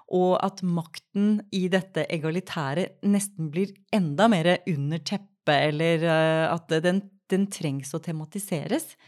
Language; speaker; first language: Norwegian; native; Norwegian